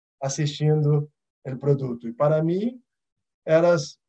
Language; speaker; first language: Portuguese; early bilingual, other home language; Arabic